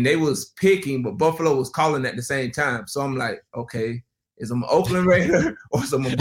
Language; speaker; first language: English; native; English